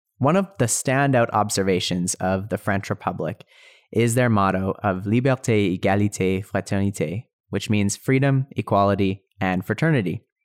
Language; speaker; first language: English; native; English